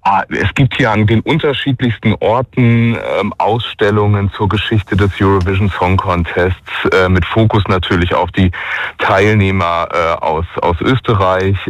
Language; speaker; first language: German; native; German